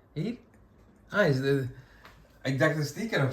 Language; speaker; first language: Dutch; non-native, learner; Bangla